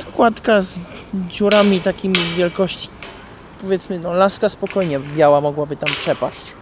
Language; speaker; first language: Polish; non-native, fluent; Italian